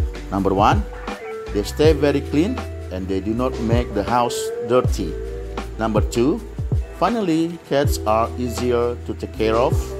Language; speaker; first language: English; non-native, fluent; Indonesian